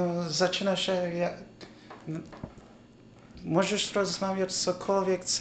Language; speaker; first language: Polish; early bilingual, heritage; English